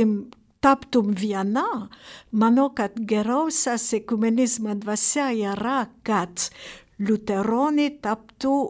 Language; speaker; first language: Lithuanian; non-native, fluent; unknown